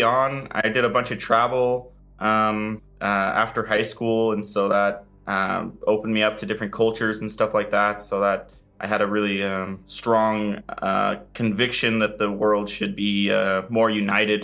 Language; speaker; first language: English; native; English